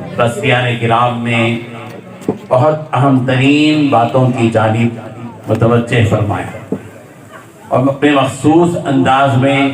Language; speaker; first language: Urdu; native; Urdu